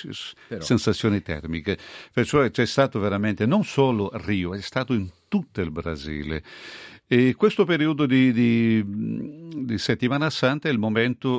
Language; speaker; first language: Italian; non-native, fluent; Portuguese